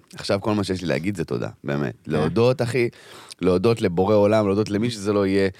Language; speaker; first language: Hebrew; early bilingual, other home language; Arabic